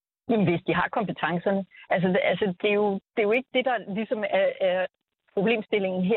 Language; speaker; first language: Danish; native; Danish